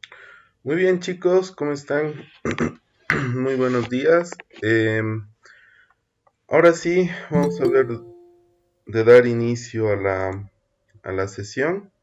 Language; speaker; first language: Spanish; native; Spanish